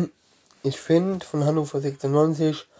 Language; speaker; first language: German; non-native, learner; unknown